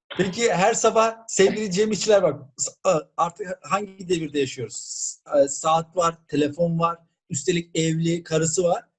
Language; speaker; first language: Turkish; native; Turkish